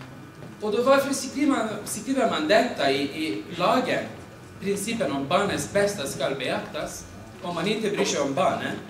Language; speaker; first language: Swedish; non-native, fluent; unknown